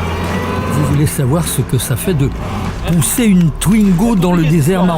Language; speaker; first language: French; native; French